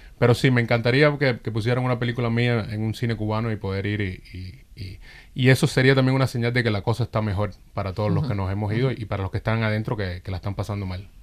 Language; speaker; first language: Spanish; native; Spanish